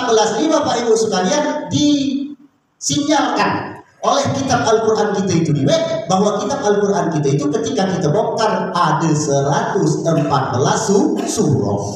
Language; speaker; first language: Indonesian; native; Indonesian